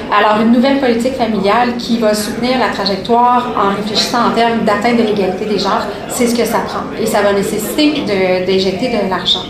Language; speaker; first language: French; native; French